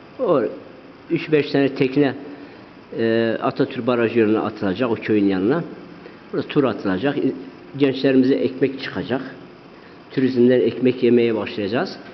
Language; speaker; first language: Turkish; non-native, local second language; Zaza